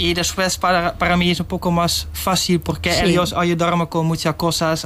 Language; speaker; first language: Spanish; non-native, learner; Dutch